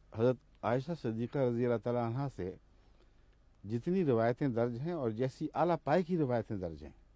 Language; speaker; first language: Urdu; native; Urdu